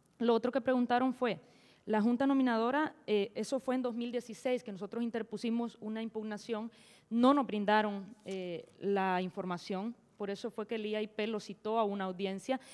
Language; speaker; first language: Spanish; native; Spanish